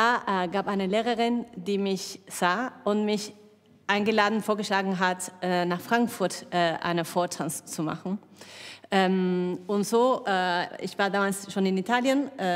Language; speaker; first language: German; non-native, fluent; Spanish